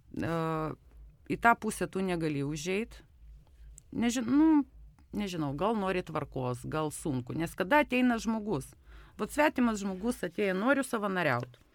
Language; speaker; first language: Lithuanian; non-native, local second language; Russian